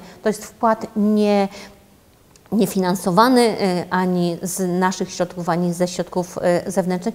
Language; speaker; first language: Polish; native; Polish